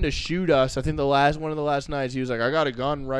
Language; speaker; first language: English; native; English